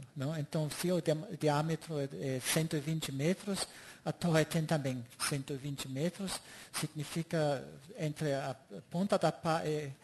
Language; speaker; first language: Portuguese; non-native, fluent; German